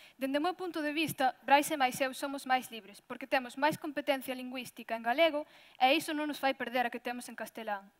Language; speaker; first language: Galician; early bilingual, other home language; Riffian